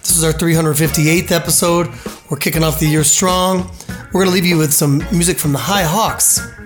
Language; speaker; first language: English; native; English